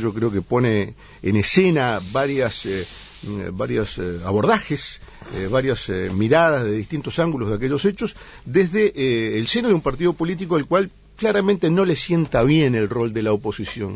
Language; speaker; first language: Spanish; native; Spanish